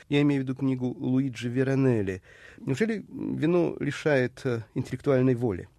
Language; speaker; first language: Russian; native; Russian